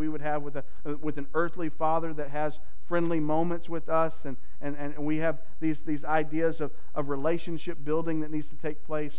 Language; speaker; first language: English; native; English